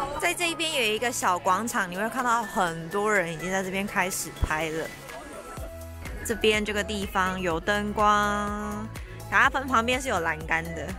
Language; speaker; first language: Chinese; native; Chinese